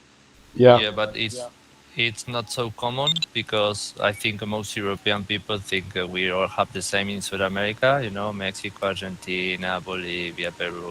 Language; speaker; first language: English; non-native, fluent; Spanish